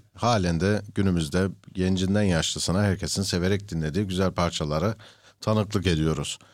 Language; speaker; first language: Turkish; early bilingual, heritage; Turkish